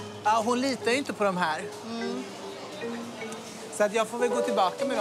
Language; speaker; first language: Swedish; early bilingual, other home language; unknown